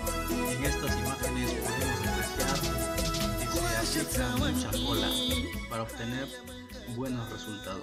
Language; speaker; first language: Spanish; native; Spanish